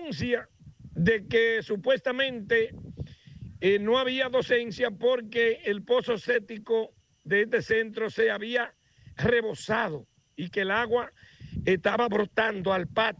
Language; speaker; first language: Spanish; native; Spanish